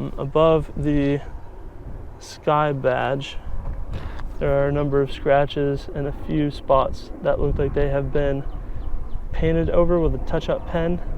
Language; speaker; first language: English; native; English